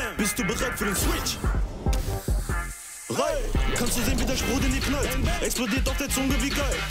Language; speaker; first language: German; native; German